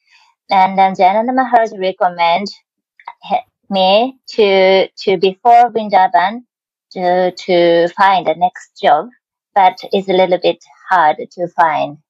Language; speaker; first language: English; non-native, learner; Japanese